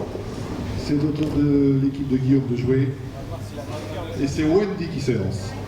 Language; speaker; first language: French; native; French